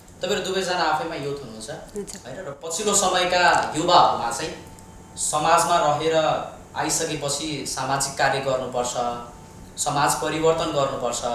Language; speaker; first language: Nepali; native; Nepali